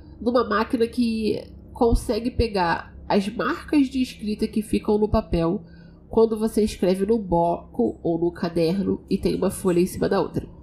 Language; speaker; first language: Portuguese; native; Portuguese